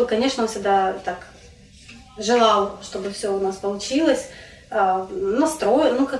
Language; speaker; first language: Russian; non-native, local second language; Crimean Tatar